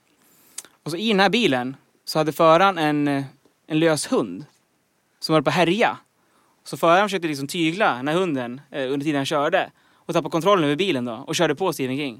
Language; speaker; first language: Swedish; native; Swedish